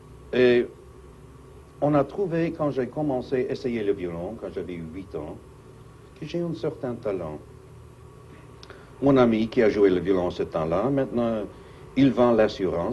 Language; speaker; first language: French; non-native, fluent; English